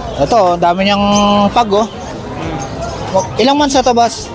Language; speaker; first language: Filipino; native; Filipino